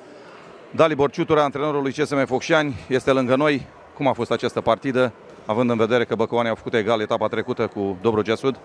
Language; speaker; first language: Romanian; native; Romanian